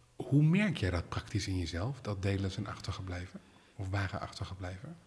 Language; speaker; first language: Dutch; native; Dutch